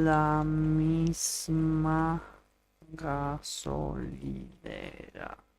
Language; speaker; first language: Spanish; non-native, learner; English